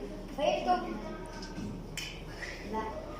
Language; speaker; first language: Arabic; non-native, learner; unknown